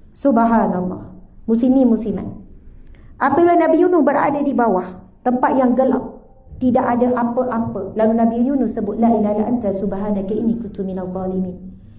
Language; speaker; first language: Malay; native; Malay